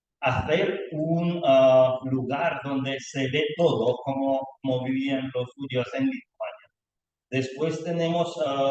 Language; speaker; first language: Spanish; non-native, learner; Lithuanian